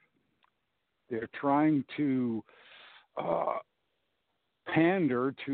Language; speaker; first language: English; native; English